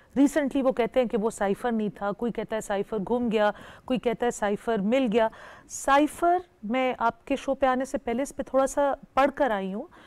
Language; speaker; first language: Hindi; native; Hindi